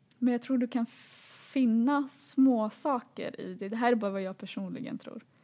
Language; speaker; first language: Swedish; early bilingual, other home language; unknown